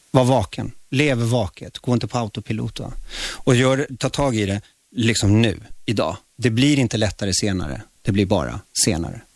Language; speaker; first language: Swedish; early bilingual, other home language; Spanish